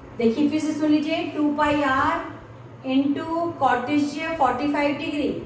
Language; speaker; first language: Hindi; native; Hindi